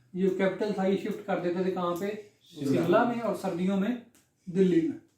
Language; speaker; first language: Urdu; non-native, local second language; Punjabi